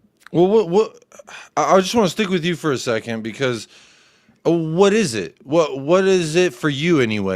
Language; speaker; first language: English; native; English